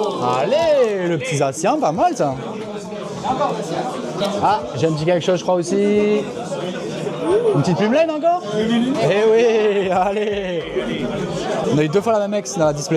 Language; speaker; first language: French; native; French